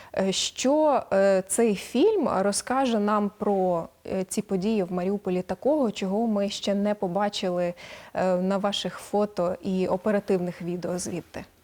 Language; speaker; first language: Ukrainian; native; Ukrainian